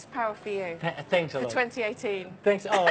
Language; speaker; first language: English; native; English